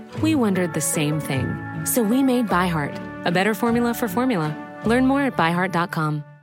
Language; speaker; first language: English; native; English